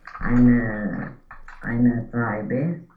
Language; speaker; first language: German; non-native, learner; Romanian